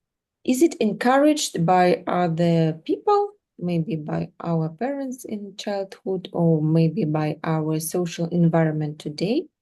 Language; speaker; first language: English; non-native, fluent; Russian